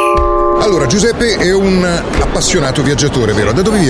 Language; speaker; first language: Italian; native; Italian